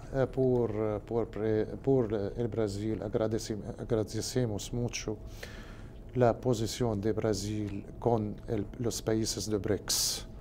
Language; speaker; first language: Spanish; non-native, learner; Arabic